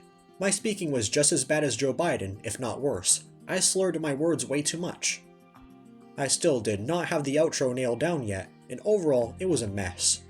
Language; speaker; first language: English; native; English